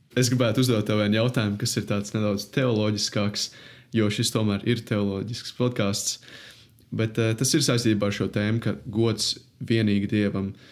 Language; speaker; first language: Latvian; native; Latvian